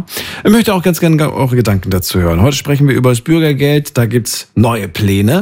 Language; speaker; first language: German; native; German